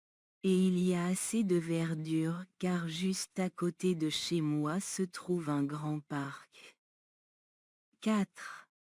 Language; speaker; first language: French; non-native, learner; Bangla